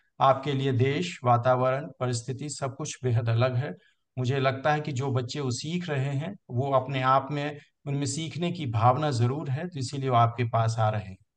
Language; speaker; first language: Hindi; native; Hindi